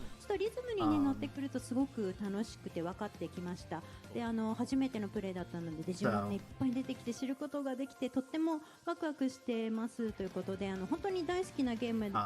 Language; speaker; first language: Japanese; native; Japanese